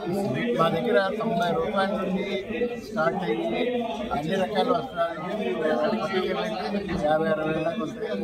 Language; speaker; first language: Telugu; native; Telugu